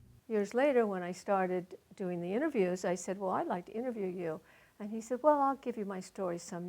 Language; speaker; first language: English; native; English